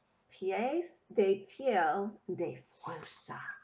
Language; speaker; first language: Spanish; non-native, learner; English